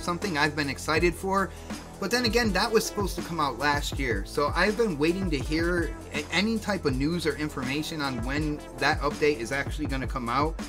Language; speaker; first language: English; native; English